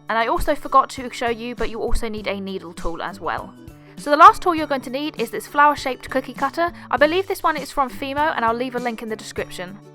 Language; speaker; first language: English; native; English